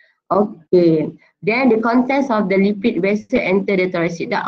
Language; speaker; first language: English; non-native, local second language; Malay